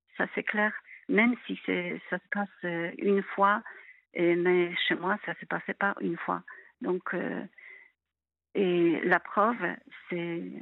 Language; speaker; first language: French; non-native, fluent; Polish